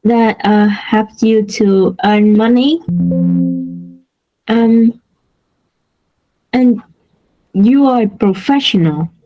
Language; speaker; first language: English; non-native, learner; Vietnamese